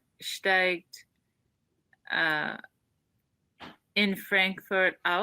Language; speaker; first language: German; non-native, learner; English